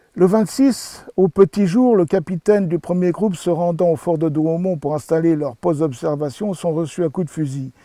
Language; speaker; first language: French; native; French